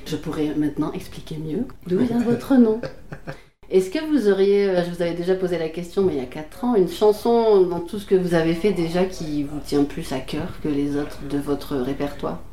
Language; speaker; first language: French; native; French